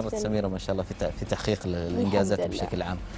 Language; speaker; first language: Arabic; native; Arabic